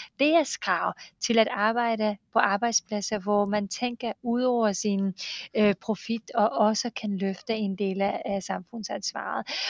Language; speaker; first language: Danish; non-native, fluent; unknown